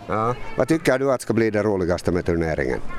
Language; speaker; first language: Swedish; native; Swedish